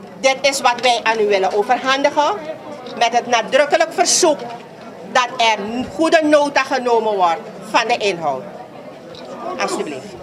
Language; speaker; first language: Dutch; native; Dutch